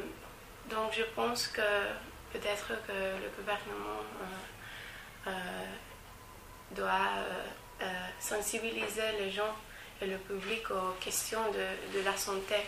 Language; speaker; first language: French; non-native, fluent; English